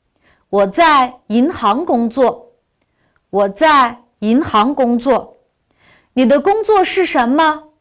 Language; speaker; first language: Chinese; non-native, local second language; Uyghur